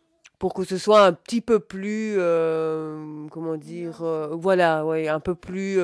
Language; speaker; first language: French; native; French